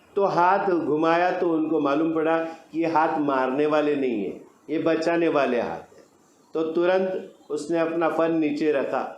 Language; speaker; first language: Hindi; non-native, local second language; Marathi